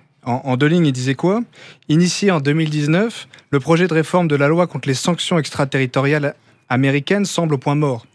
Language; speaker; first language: French; native; French